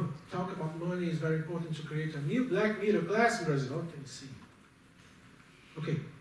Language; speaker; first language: English; non-native, learner; Portuguese